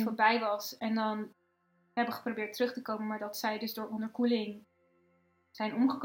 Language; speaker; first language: Dutch; native; Dutch